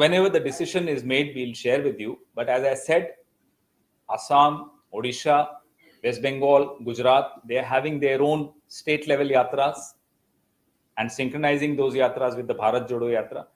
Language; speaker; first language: English; non-native, local second language; Hindi